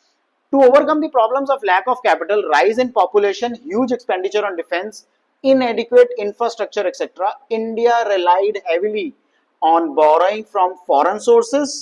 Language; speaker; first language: English; non-native, local second language; Hindi